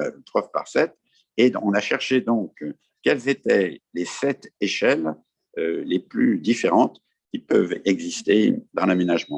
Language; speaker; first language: French; native; French